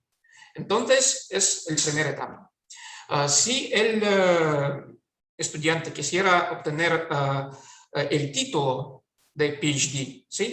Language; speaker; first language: Spanish; non-native, fluent; Russian